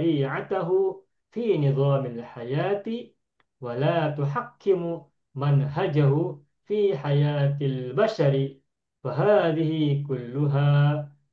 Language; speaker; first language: Arabic; non-native, fluent; Indonesian